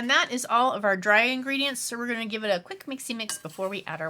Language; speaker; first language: English; native; English